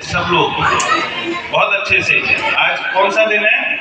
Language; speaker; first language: Hindi; native; Hindi